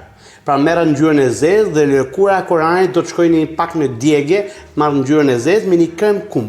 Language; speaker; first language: Albanian; native; Albanian